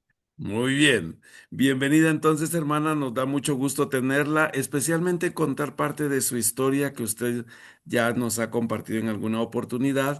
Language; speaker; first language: Spanish; native; Spanish